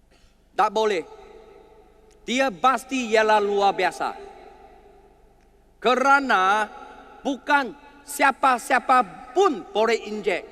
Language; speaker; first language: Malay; non-native, learner; Chinese